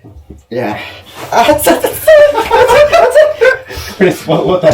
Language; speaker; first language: English; non-native, learner; Japanese